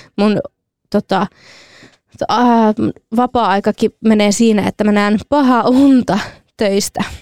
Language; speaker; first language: Finnish; early bilingual, other home language; Kurdish